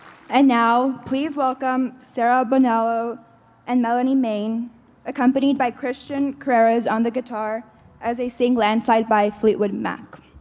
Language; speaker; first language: English; early bilingual, other home language; Spanish